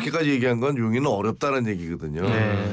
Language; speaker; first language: Korean; native; Korean